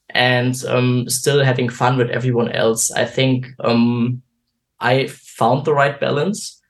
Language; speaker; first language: English; non-native, fluent; German